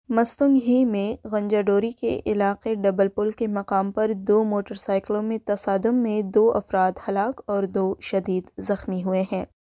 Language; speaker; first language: Urdu; non-native, local second language; Baluchi